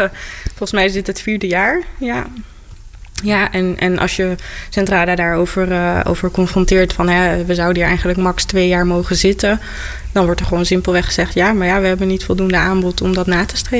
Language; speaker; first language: Dutch; native; Dutch